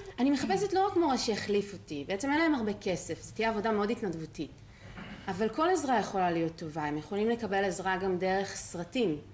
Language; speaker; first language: Hebrew; native; Hebrew